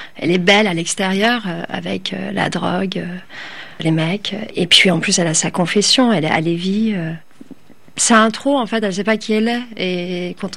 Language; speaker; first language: French; early bilingual, other home language; Turkish